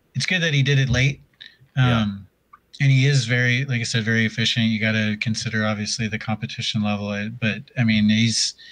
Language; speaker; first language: English; native; English